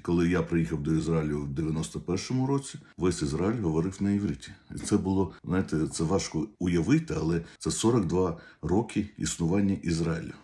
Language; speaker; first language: Ukrainian; non-native, local second language; Russian